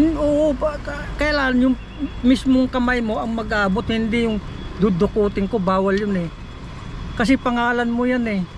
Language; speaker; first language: Filipino; non-native, local second language; Iloko